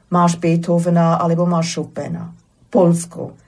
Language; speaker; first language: Slovak; non-native, fluent; German